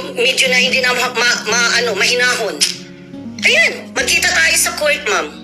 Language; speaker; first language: Filipino; non-native, local second language; Cebuano